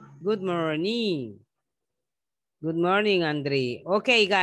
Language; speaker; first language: English; non-native, fluent; Spanish